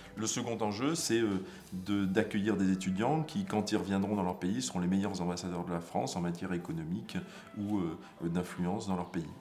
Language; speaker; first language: French; non-native, fluent; English